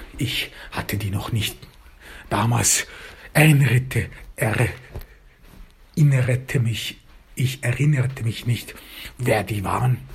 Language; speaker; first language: German; early bilingual, other home language; Turkish